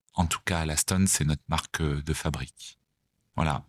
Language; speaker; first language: French; native; French